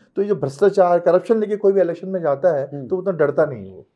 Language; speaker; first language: Hindi; non-native, local second language; Telugu